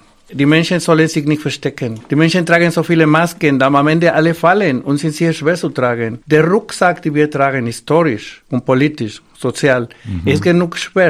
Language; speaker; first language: German; non-native, fluent; Spanish